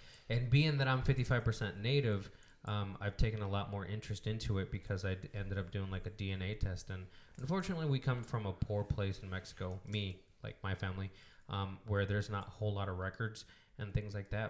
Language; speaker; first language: English; early bilingual, other home language; Spanish